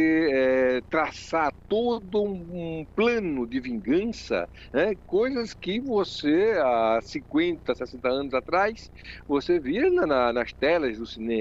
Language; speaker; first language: Portuguese; native; Portuguese